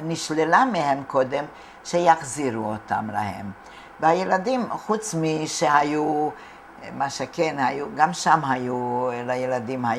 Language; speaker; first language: Hebrew; non-native, fluent; Hungarian